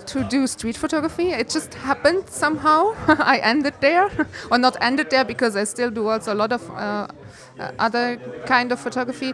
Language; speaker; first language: English; non-native, fluent; Luxembourgish